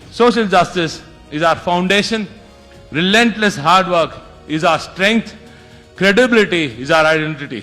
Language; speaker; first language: English; non-native, local second language; Tamil